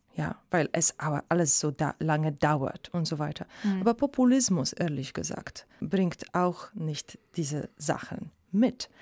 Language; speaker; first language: German; non-native, fluent; Polish